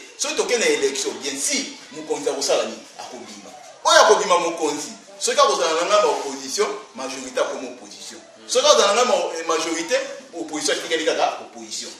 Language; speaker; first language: Lingala; non-native, local second language; Kongo